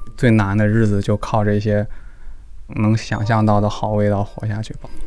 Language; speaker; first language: Chinese; native; Chinese